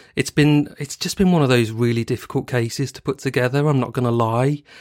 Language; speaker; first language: English; native; English